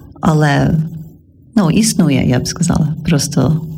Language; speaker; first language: Ukrainian; non-native, learner; English